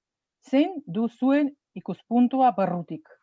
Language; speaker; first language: Basque; non-native, fluent; Slovenian